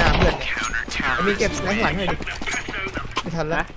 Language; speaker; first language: Thai; native; Thai